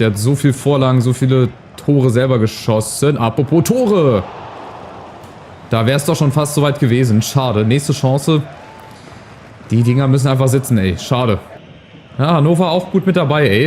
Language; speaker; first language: German; native; German